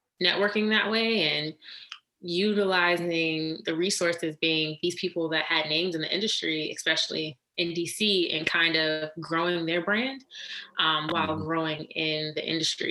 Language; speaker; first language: English; native; English